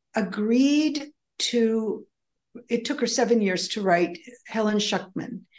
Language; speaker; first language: English; early bilingual, other home language; Greek